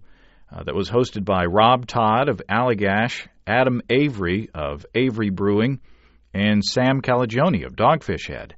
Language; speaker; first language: English; native; English